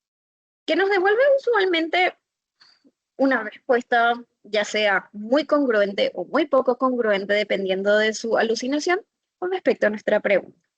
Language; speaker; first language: Spanish; native; Spanish